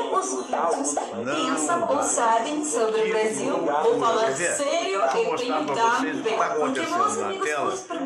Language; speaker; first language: Portuguese; non-native, learner; Russian